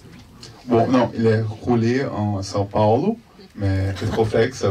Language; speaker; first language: French; non-native, fluent; Portuguese